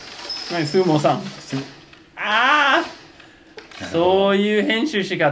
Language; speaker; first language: Japanese; non-native, fluent; English